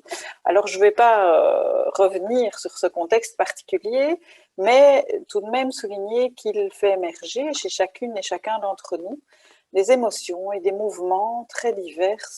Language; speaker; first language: French; native; French